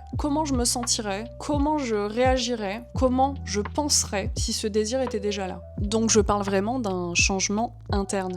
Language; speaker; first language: French; native; French